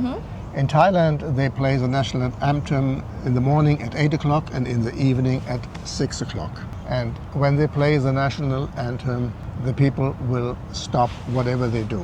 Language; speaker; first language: English; non-native, fluent; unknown